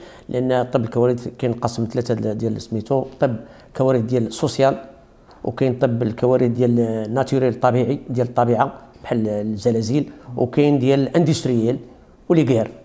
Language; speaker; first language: Arabic; native; Arabic